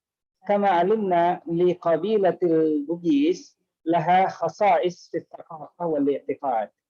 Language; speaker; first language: Arabic; non-native, fluent; Indonesian